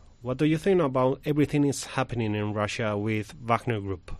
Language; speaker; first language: English; non-native, learner; Spanish